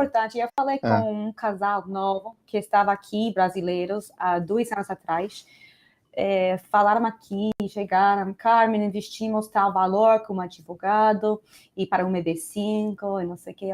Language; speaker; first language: Portuguese; non-native, fluent; Spanish